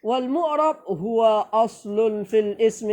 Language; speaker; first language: Arabic; non-native, fluent; Indonesian